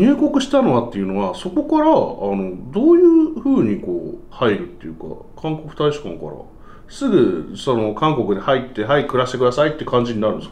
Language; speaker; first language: Japanese; native; Japanese